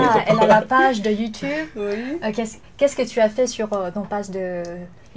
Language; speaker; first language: French; non-native, learner; Lao